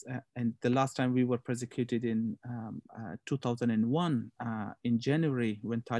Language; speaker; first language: English; non-native, local second language; Hazaragi